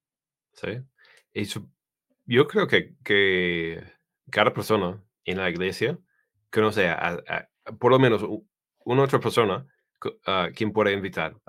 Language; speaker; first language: Spanish; non-native, learner; English